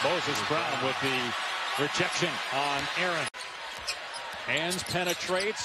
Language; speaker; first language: English; native; English